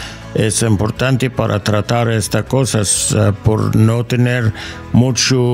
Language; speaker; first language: Spanish; non-native, fluent; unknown